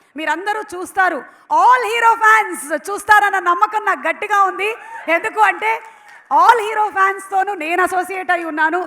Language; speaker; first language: Telugu; non-native, local second language; Malayalam